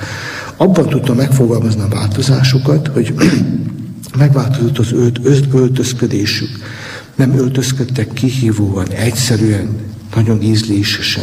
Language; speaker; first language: Hungarian; native; Hungarian